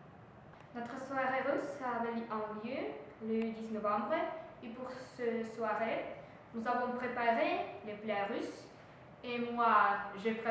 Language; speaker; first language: French; non-native, learner; Russian